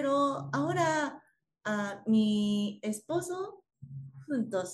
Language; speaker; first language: Spanish; non-native, learner; Japanese